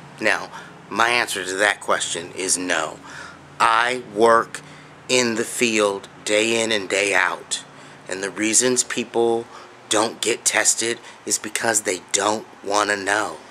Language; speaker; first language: English; native; English